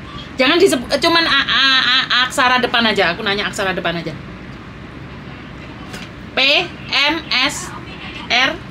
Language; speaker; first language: Indonesian; non-native, local second language; Javanese